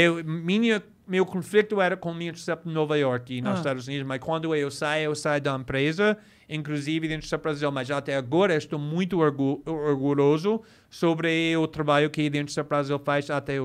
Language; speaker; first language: Portuguese; non-native, fluent; English